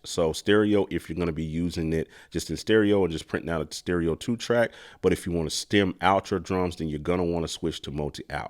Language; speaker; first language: English; native; English